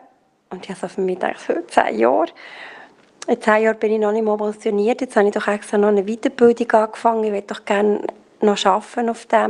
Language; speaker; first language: German; native; German